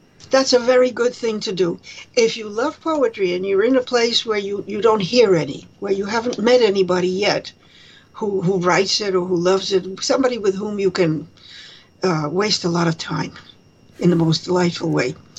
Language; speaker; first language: English; early bilingual, other home language; Spanish